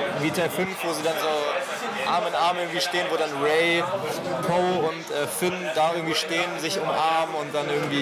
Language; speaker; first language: German; native; German